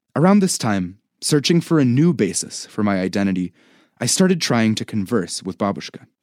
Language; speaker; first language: English; native; English